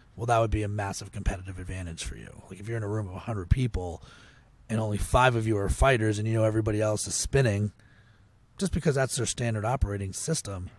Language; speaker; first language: English; native; English